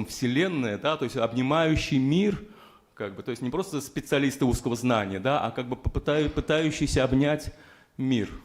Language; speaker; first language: Russian; native; Russian